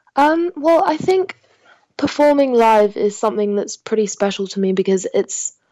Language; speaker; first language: English; non-native, local second language; French